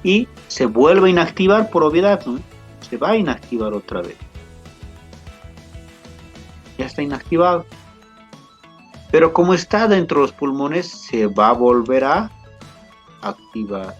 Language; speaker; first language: Spanish; native; Spanish